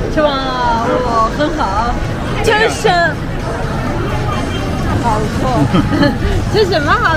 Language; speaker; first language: Chinese; non-native, learner; Armenian